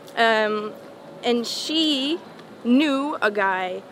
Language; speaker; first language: English; non-native, fluent; Swedish